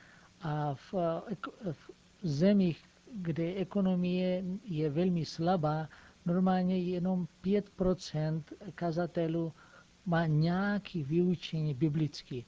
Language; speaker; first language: Czech; non-native, fluent; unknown